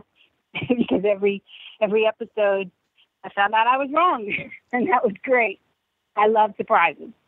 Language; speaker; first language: English; native; English